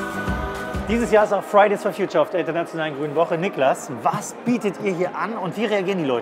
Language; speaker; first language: German; native; German